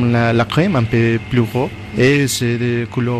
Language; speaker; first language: French; non-native, learner; Spanish